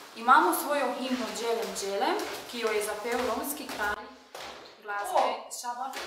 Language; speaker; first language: Slovenian; non-native, local second language; Romany